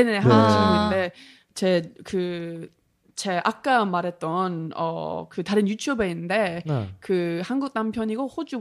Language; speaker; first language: Korean; non-native, learner; English